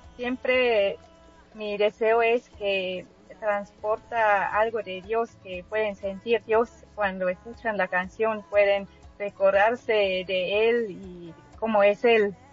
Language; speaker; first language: Spanish; non-native, fluent; German